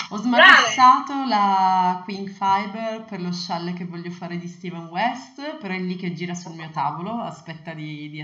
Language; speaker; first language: Italian; native; Italian